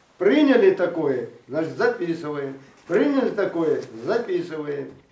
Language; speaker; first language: Russian; non-native, local second language; Ukrainian